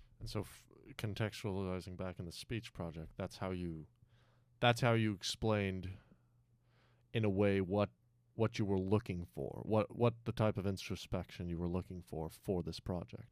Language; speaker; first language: English; non-native, fluent; French